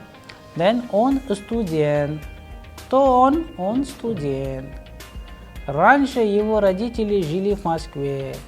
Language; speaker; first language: Russian; non-native, fluent; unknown